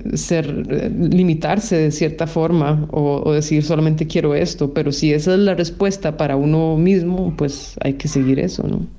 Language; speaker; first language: Spanish; native; Spanish